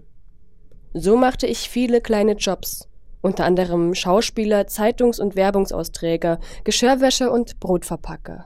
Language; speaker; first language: German; non-native, fluent; Chinese